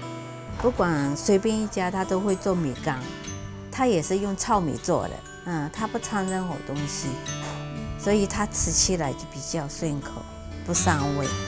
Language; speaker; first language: Chinese; early bilingual, heritage; Chinese